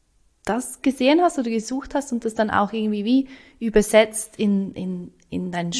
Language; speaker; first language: German; native; German